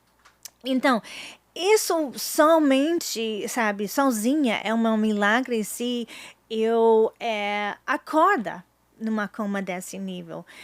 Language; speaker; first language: Portuguese; non-native, fluent; English